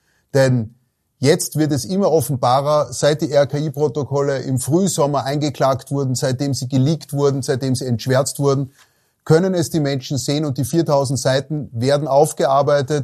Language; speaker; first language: German; native; German